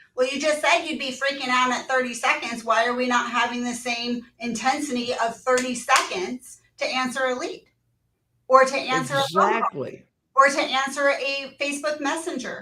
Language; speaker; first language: English; native; English